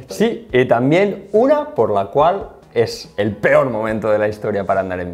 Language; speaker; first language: Spanish; native; Spanish